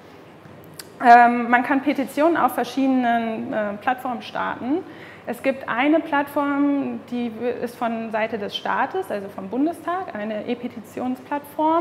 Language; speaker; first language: German; native; German